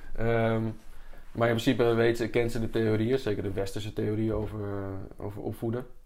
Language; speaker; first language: Dutch; native; Dutch